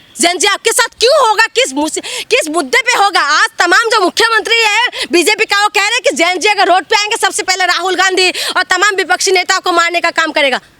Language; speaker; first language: Hindi; non-native, local second language; Assamese